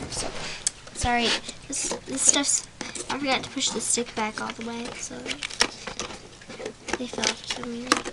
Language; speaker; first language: English; native; English